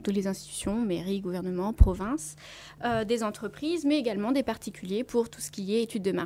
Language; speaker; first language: French; native; French